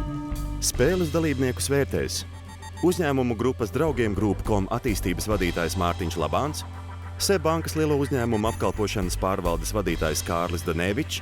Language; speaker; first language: Latvian; native; Latvian